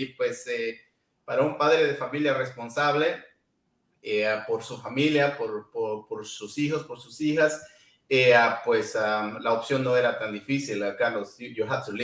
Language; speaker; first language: Spanish; non-native, local second language; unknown